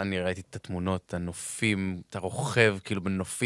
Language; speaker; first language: Hebrew; native; Hebrew